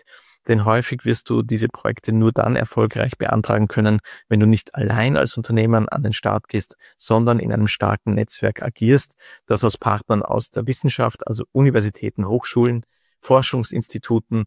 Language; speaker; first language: German; native; German